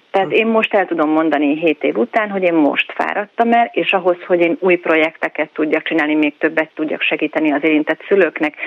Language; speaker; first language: Hungarian; native; Hungarian